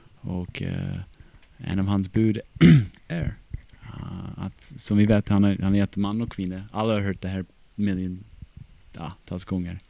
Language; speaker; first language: Swedish; non-native, fluent; English